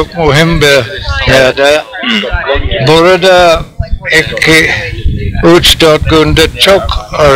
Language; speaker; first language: Turkish; non-native, learner; English